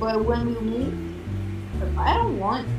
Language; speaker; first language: English; non-native, fluent; Kazakh